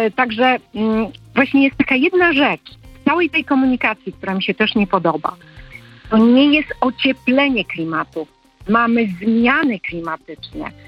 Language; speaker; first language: Polish; native; Polish